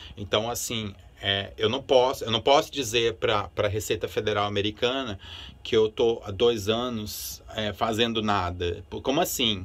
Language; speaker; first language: Portuguese; early bilingual, other home language; Spanish